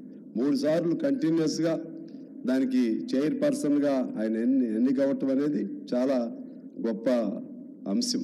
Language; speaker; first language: Telugu; native; Telugu